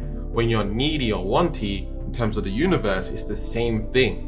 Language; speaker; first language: English; native; English